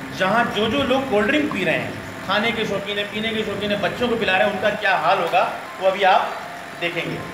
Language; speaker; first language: Hindi; native; Hindi